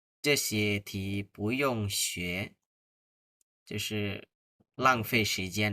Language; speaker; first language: Chinese; non-native, fluent; Bangla